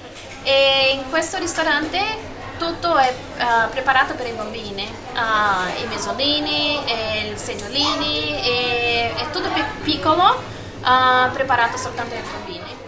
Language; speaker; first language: Italian; non-native, learner; Spanish